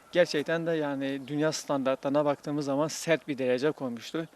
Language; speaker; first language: Turkish; native; Turkish